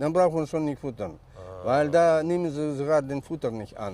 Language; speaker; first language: German; non-native, learner; Russian